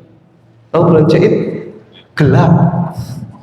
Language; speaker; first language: Indonesian; native; Indonesian